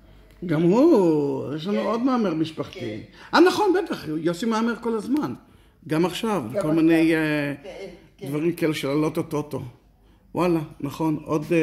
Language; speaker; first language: Hebrew; native; Hebrew